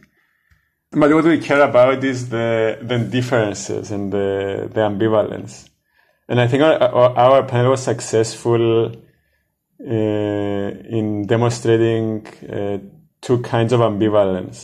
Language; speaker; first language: English; non-native, fluent; Greek